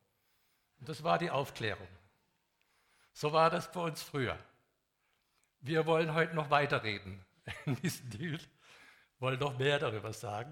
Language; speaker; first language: German; native; German